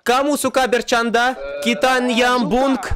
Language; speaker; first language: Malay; non-native, learner; Russian